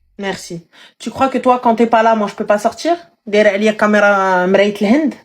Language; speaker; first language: French; early bilingual, other home language; Arabic